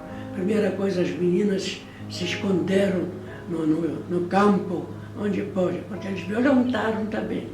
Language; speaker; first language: Portuguese; non-native, fluent; Polish